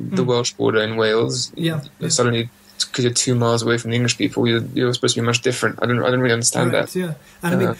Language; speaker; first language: English; native; English